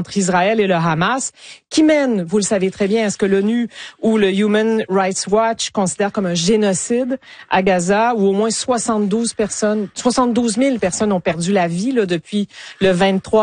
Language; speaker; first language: French; native; French